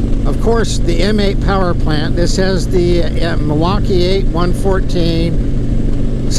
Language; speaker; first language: English; native; English